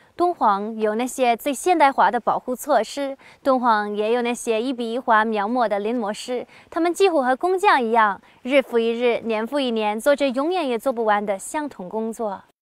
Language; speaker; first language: Chinese; non-native, fluent; English